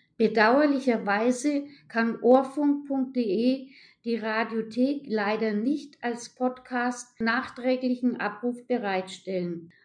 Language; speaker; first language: German; native; German